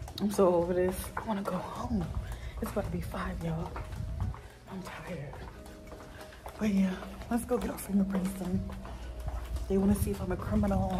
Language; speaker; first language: English; native; English